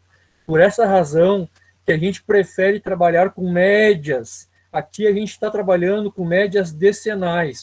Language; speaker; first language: Portuguese; native; Portuguese